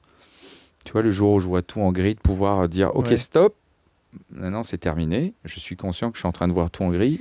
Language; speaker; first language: French; native; French